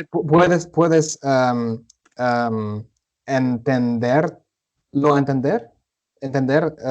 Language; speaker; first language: Spanish; non-native, learner; German